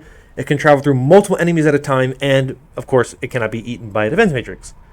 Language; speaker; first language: English; native; English